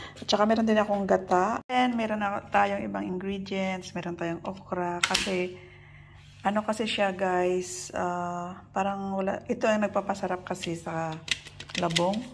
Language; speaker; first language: Filipino; non-native, local second language; Hiligaynon